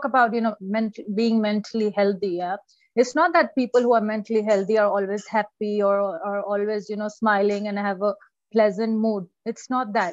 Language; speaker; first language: English; non-native, local second language; Urdu